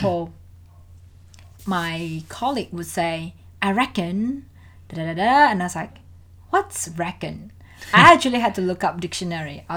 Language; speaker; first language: English; non-native, fluent; Indonesian